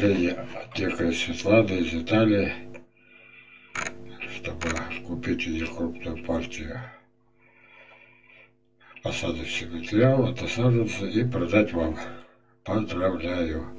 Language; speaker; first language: Russian; native; Russian